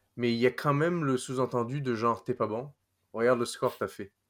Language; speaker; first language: French; non-native, fluent; English